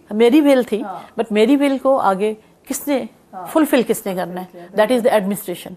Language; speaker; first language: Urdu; non-native, local second language; Punjabi